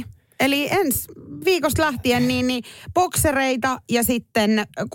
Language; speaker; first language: Finnish; native; Finnish